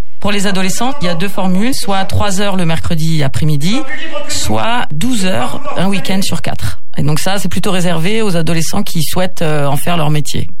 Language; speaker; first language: French; native; French